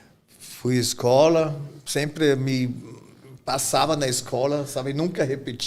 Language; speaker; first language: Portuguese; non-native, fluent; German